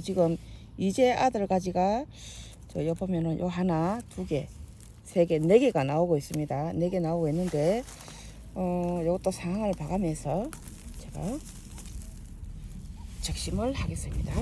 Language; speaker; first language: Korean; native; Korean